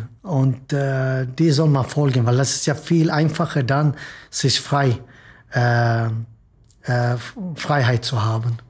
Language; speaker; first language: German; non-native, fluent; Swedish